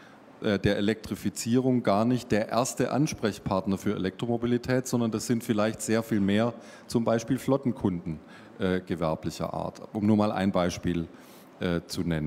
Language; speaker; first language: German; native; German